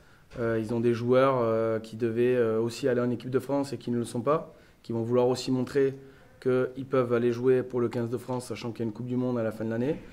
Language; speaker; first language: French; native; French